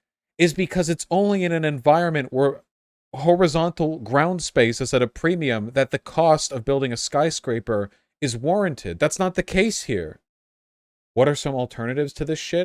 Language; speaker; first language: English; native; English